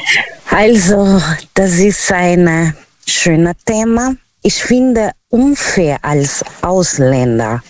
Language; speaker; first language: German; non-native, learner; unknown